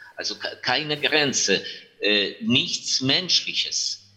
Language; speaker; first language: German; non-native, fluent; Ukrainian